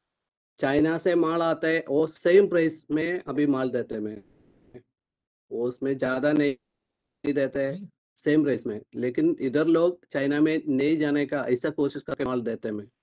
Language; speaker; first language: Hindi; non-native, local second language; Malayalam